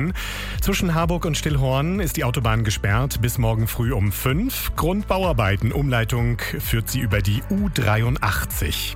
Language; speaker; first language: German; native; German